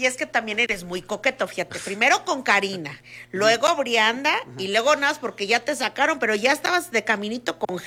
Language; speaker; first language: Spanish; native; Spanish